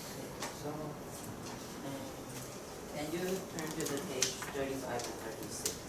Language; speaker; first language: English; non-native, learner; Chinese